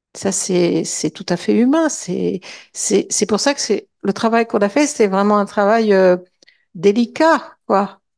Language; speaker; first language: French; native; French